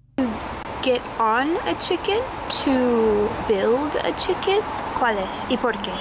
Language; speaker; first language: Spanish; non-native, fluent; English